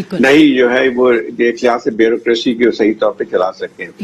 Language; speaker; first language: Urdu; native; Urdu